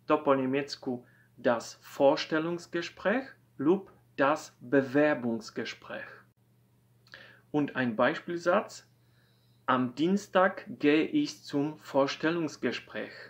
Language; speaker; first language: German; non-native, fluent; Polish